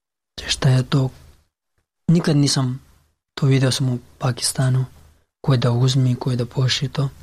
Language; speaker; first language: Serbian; non-native, learner; Pashto